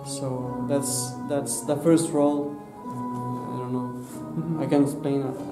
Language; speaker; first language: English; non-native, fluent; Spanish